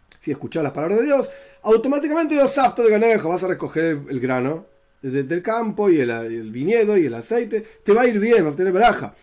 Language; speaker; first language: Spanish; native; Spanish